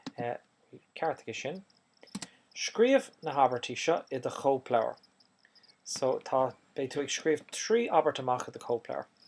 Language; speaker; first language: Irish; native; Irish